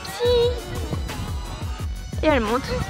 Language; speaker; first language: French; native; French